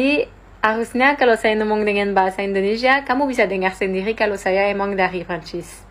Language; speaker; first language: Indonesian; non-native, fluent; French